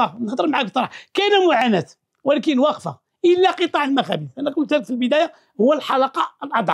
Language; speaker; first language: Arabic; native; Arabic